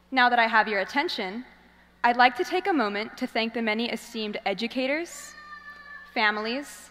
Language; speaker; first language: English; native; English